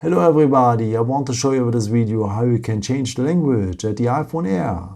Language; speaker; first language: English; non-native, fluent; German